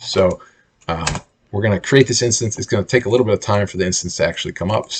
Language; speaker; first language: English; native; English